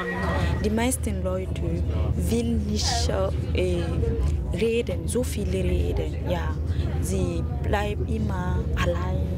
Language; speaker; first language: German; non-native, learner; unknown